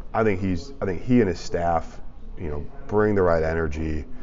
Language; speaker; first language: English; native; English